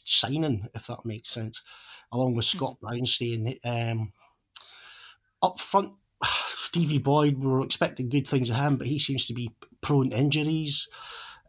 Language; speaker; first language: English; native; English